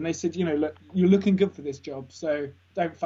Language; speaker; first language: English; native; English